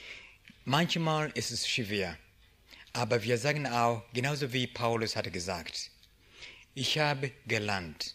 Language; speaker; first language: German; non-native, learner; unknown